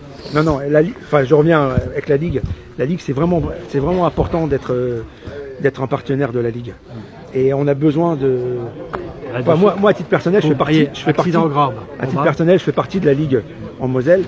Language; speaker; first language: French; native; French